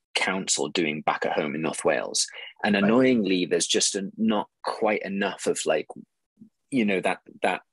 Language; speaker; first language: English; native; English